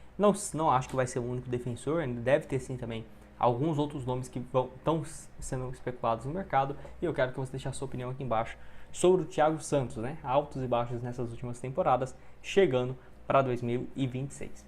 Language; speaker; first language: Portuguese; native; Portuguese